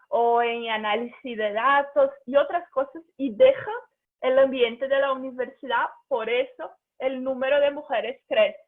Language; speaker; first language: Spanish; non-native, fluent; Portuguese